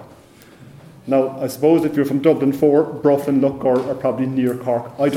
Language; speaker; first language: English; native; English